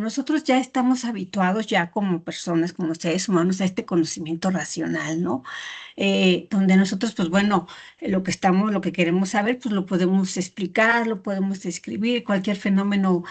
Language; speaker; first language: Spanish; native; Spanish